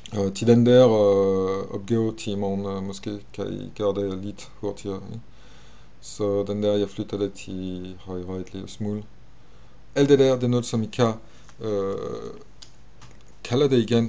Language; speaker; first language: Danish; non-native, fluent; French